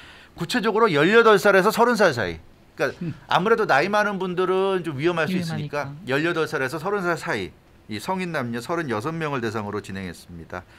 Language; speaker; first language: Korean; native; Korean